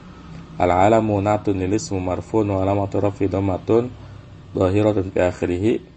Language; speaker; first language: Arabic; non-native, fluent; Indonesian